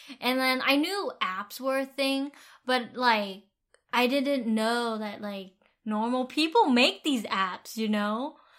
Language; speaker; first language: English; early bilingual, other home language; Vietnamese